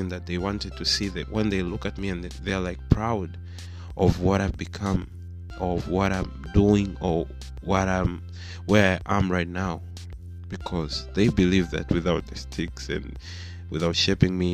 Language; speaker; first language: English; non-native, local second language; Swahili